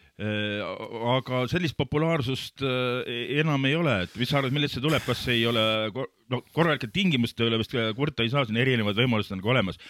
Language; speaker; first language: Estonian; native; Estonian